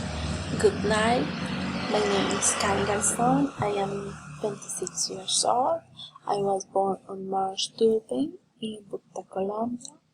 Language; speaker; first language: English; non-native, learner; Spanish